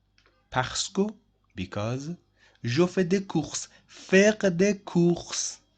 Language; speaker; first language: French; non-native, fluent; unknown